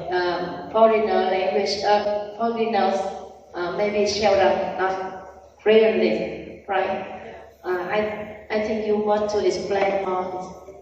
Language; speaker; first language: English; non-native, learner; Vietnamese